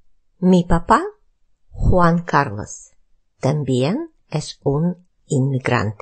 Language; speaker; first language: Spanish; non-native, learner; Russian